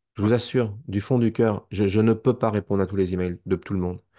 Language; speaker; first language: French; native; French